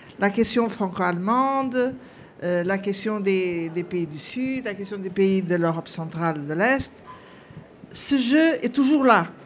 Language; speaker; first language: French; non-native, fluent; Portuguese